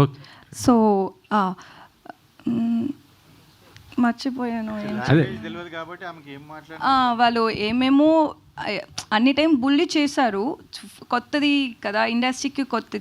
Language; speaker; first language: Telugu; non-native, learner; Tamil